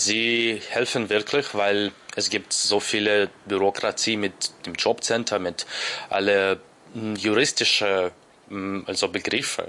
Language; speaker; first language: German; non-native, learner; Ukrainian